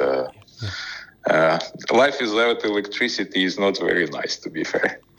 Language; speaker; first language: English; non-native, fluent; Ukrainian